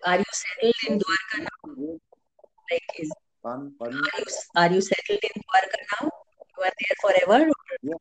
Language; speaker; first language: English; non-native, local second language; Hindi